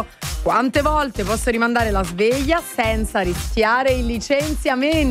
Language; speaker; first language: Italian; native; Italian